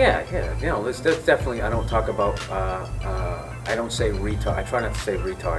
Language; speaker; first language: English; native; English